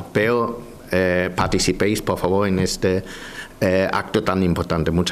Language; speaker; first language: Spanish; non-native, learner; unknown